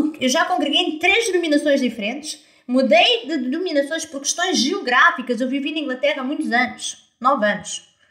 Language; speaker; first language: Portuguese; native; Portuguese